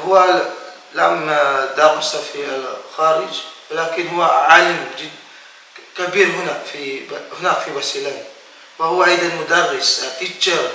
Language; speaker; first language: Arabic; non-native, fluent; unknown